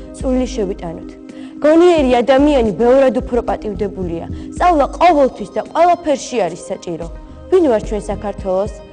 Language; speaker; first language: Georgian; non-native, local second language; Svan